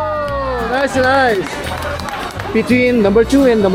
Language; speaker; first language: English; non-native, learner; Korean